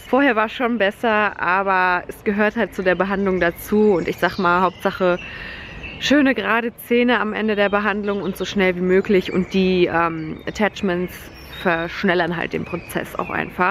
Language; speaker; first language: German; native; German